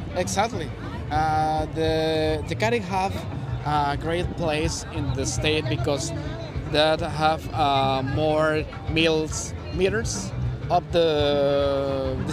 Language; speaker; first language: English; non-native, learner; Spanish